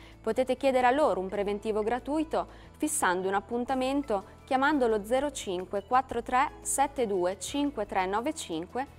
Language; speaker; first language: Italian; native; Italian